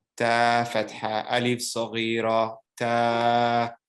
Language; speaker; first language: Arabic; non-native, learner; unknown